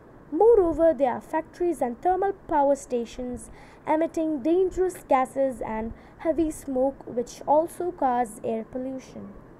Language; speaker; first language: English; non-native, local second language; Urdu